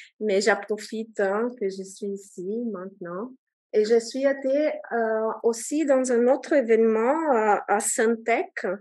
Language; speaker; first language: French; non-native, fluent; Portuguese